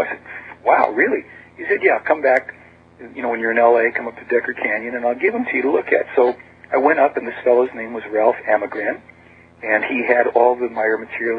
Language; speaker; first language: English; native; English